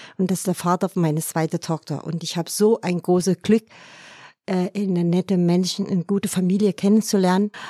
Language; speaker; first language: German; non-native, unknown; Vietnamese